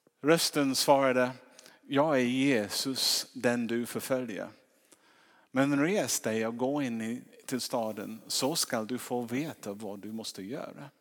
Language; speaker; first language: Swedish; non-native, fluent; English